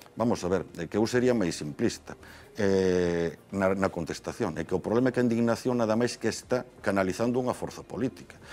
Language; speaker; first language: Galician; native; Galician